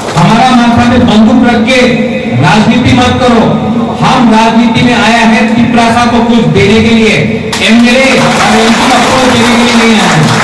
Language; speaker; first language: Hindi; non-native, local second language; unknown